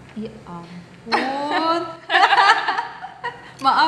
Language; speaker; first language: Indonesian; non-native, learner; Russian